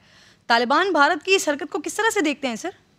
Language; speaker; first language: Urdu; native; Urdu